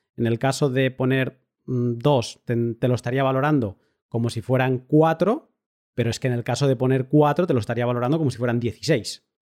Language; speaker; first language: Spanish; native; Spanish